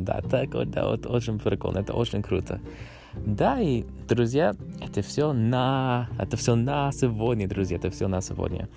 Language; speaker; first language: Russian; non-native, learner; English